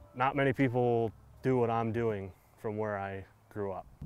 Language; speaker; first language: English; native; English